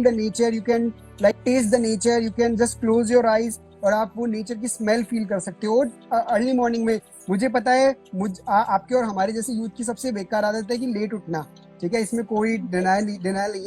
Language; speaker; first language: Hindi; native; Hindi